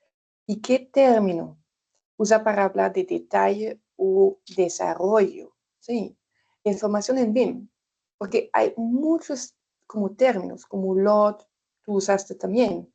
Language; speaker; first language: Spanish; non-native, fluent; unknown